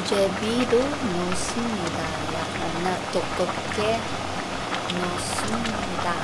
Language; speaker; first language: Korean; non-native, learner; Filipino